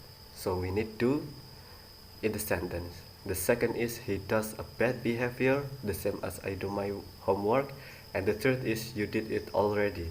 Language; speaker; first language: English; non-native, learner; Indonesian